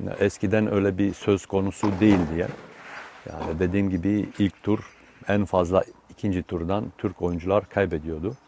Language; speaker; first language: Turkish; non-native, fluent; Romanian